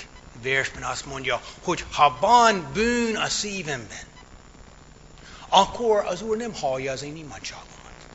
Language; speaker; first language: Hungarian; non-native, fluent; English